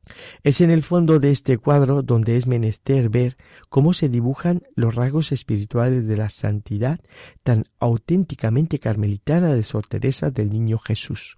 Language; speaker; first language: Spanish; native; Spanish